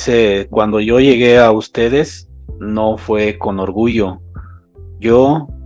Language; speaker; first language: Spanish; non-native, local second language; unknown